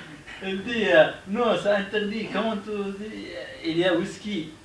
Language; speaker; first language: French; non-native, learner; Arabic